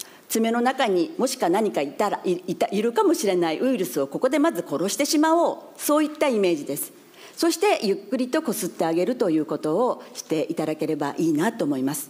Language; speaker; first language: Japanese; native; Japanese